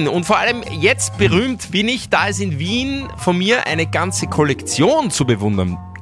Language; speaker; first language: German; native; German